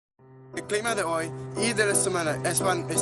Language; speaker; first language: Spanish; non-native, learner; English